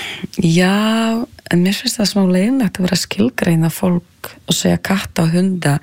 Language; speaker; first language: Icelandic; non-native, fluent; Polish